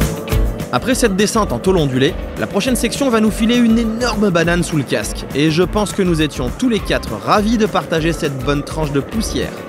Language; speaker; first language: French; native; French